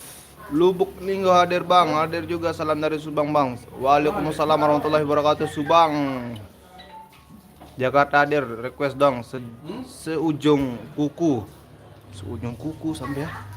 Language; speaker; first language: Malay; non-native, local second language; Sasak